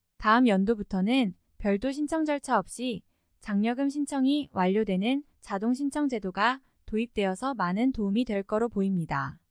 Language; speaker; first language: Korean; native; Korean